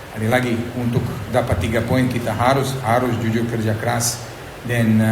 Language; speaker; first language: Indonesian; non-native, fluent; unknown